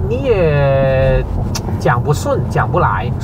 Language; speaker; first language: Chinese; native; Chinese